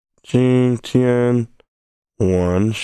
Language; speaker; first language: Chinese; non-native, learner; English